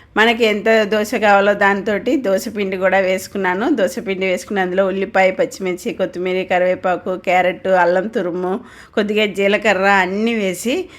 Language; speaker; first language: Telugu; non-native, local second language; Tamil